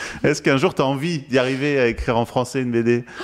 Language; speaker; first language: French; native; French